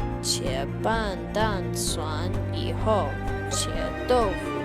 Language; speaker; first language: Chinese; non-native, learner; English